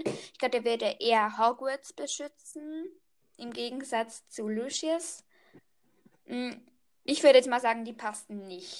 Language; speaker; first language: German; native; German